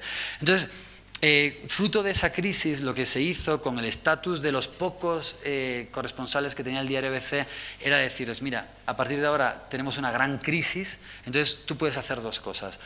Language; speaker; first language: Spanish; native; Spanish